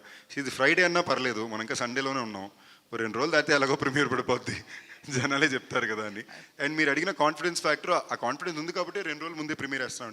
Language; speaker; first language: Telugu; native; Telugu